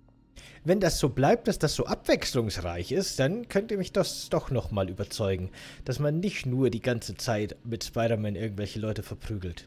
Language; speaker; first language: German; native; German